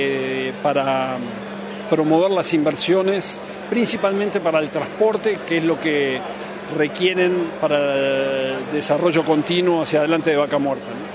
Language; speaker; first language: Spanish; native; Spanish